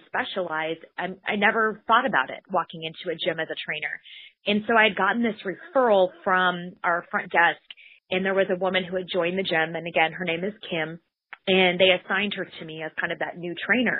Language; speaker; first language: English; native; English